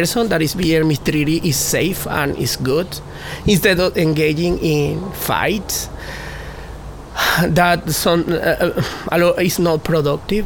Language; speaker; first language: English; non-native, fluent; Spanish